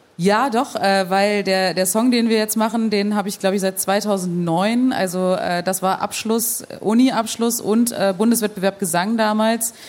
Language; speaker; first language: German; native; German